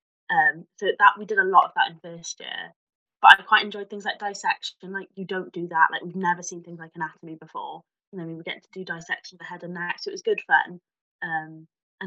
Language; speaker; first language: English; native; English